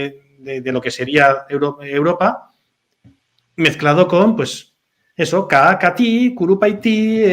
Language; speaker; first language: Spanish; native; Spanish